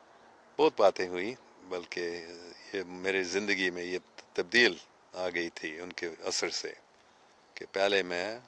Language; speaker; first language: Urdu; non-native, fluent; English